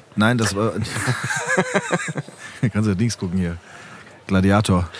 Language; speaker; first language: German; native; German